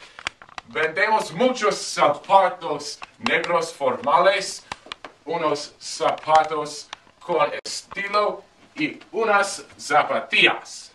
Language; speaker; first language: Spanish; non-native, learner; English